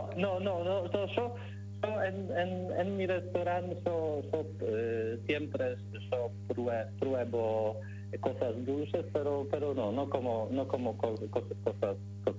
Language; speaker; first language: Spanish; non-native, learner; Polish